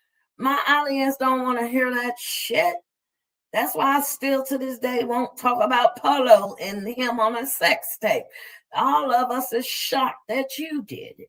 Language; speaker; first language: English; native; English